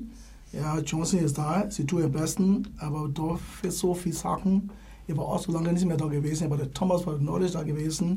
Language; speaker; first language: German; non-native, learner; English